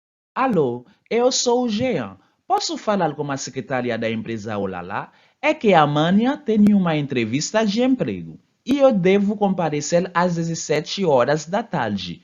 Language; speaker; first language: Portuguese; non-native, fluent; Haitian Creole